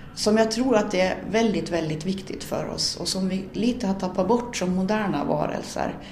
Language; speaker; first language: Swedish; native; Swedish